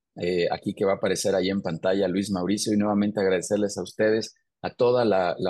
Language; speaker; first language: Spanish; native; Spanish